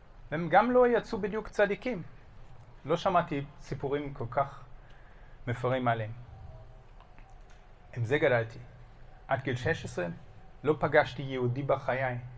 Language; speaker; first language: Hebrew; non-native, fluent; German